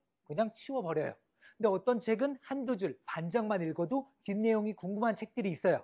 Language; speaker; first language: Korean; native; Korean